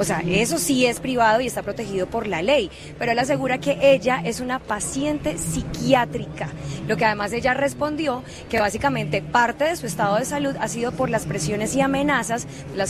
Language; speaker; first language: Spanish; native; Spanish